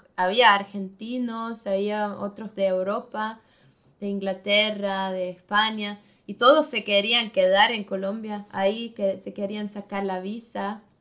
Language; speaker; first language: Spanish; non-native, fluent; Swiss German